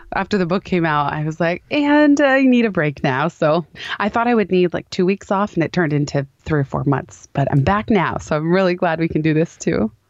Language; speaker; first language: English; native; English